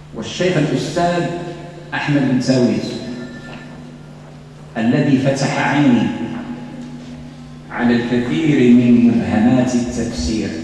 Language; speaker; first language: Arabic; native; Arabic